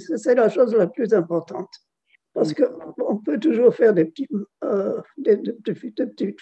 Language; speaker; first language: French; non-native, fluent; German